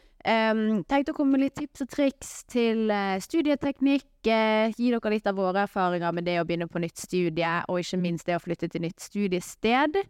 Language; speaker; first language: Norwegian; native; Norwegian